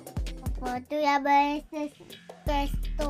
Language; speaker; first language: Italian; early bilingual, heritage; Italian